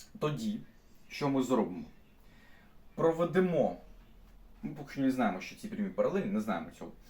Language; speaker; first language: Ukrainian; non-native, local second language; Russian